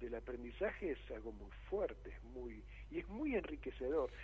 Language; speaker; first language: Spanish; native; Spanish